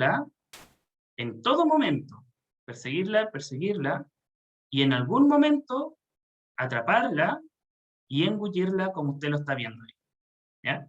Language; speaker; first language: Spanish; native; Spanish